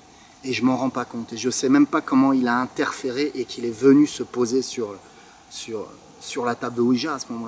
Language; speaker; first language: French; native; French